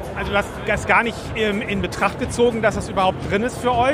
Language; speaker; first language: German; native; German